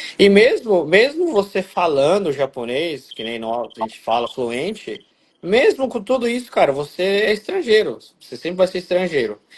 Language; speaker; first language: Portuguese; native; Portuguese